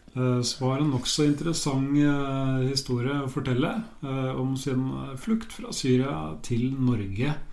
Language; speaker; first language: Norwegian; native; Norwegian